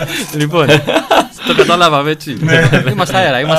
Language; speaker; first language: Greek; native; Greek